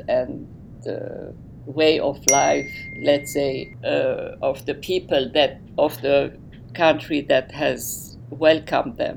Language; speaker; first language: English; non-native, fluent; Arabic